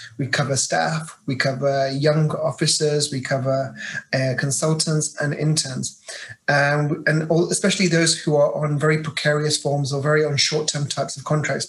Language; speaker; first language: English; native; English